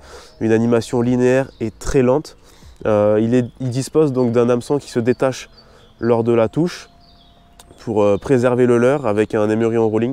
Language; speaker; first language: French; native; French